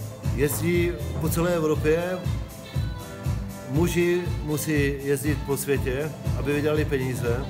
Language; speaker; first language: Czech; non-native, local second language; Polish